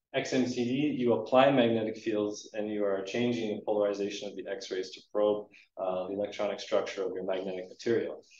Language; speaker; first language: English; native; English